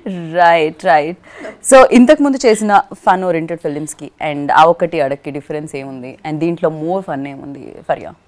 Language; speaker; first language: Telugu; native; Telugu